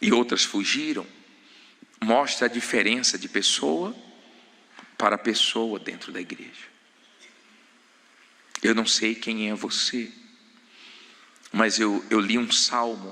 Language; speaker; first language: Portuguese; native; Portuguese